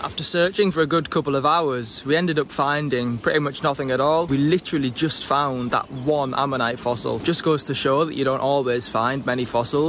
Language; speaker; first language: English; native; English